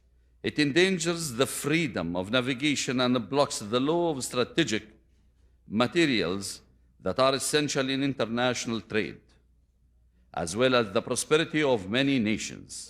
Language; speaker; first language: English; non-native, fluent; Arabic